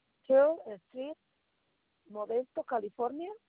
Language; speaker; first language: English; non-native, learner; Spanish